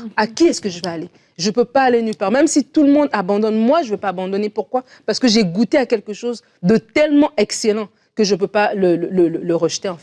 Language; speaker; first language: French; native; French